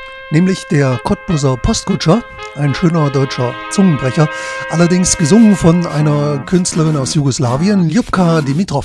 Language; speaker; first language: German; native; German